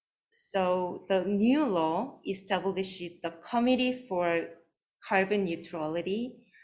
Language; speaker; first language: English; non-native, fluent; Korean